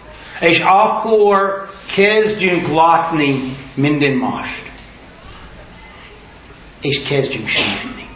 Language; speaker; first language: Hungarian; non-native, learner; English